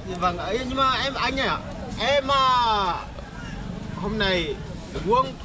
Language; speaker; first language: Vietnamese; non-native, learner; Portuguese